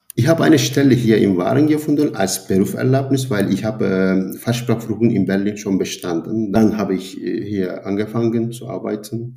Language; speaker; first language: German; non-native, fluent; Turkish